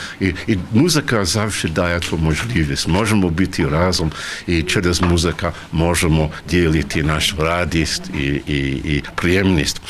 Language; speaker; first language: Ukrainian; non-native, learner; English